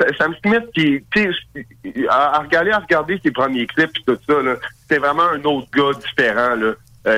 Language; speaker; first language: French; native; French